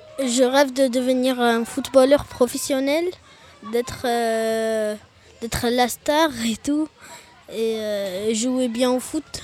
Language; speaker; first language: French; non-native, local second language; Arabic